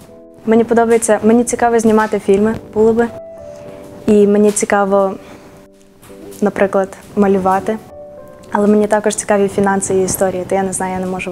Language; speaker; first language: Ukrainian; early bilingual, heritage; Ukrainian